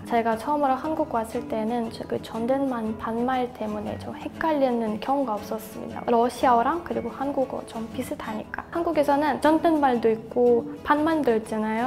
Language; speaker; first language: Korean; non-native, fluent; Russian